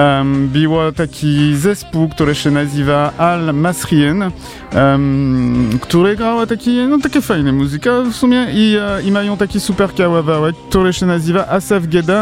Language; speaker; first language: Polish; non-native, learner; French